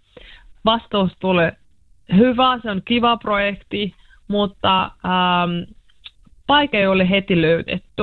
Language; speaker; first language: Finnish; non-native, learner; Russian